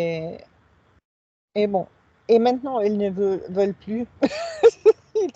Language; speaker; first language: French; non-native, fluent; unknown